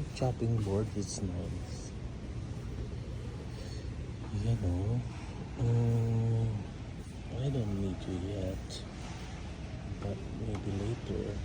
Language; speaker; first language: English; non-native, local second language; Filipino